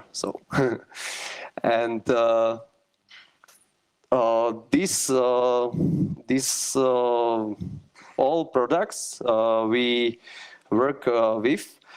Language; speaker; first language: English; non-native, learner; Slovak